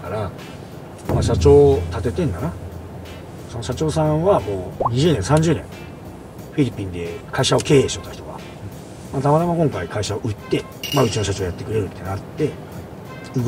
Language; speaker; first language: Japanese; native; Japanese